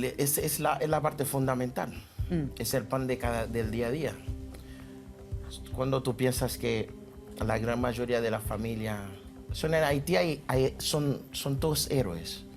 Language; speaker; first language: Spanish; non-native, fluent; Haitian Creole